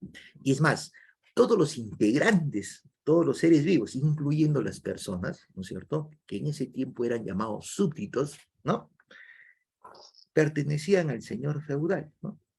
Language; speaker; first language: Spanish; native; Spanish